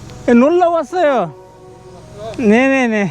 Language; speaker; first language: Korean; non-native, learner; Bangla